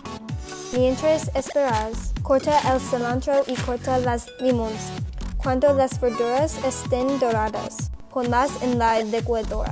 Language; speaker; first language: Spanish; non-native, learner; English